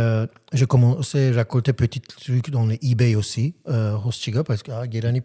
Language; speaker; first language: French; non-native, learner; Armenian